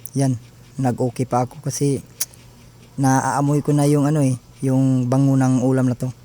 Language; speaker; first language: Filipino; non-native, local second language; Cebuano